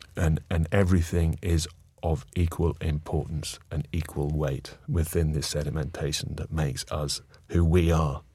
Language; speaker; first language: English; native; English